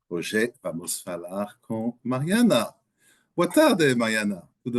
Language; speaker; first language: Portuguese; non-native, learner; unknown